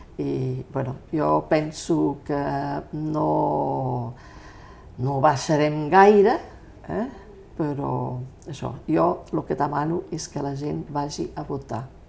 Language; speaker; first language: Catalan; non-native, fluent; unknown